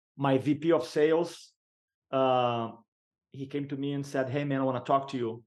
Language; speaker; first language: English; non-native, fluent; Portuguese